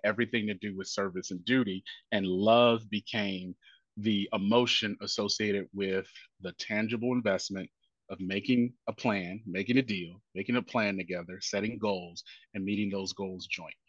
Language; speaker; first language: English; native; English